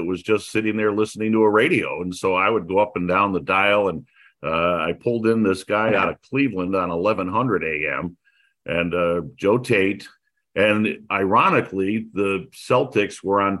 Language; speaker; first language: English; native; English